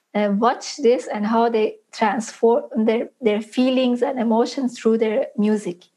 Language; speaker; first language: English; non-native, fluent; Persian